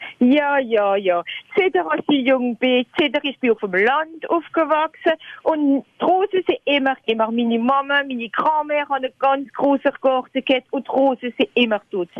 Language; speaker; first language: German; non-native, local second language; French